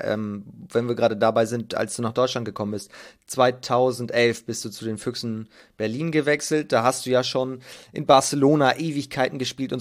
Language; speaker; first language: German; native; German